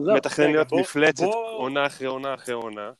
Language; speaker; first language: Hebrew; native; Hebrew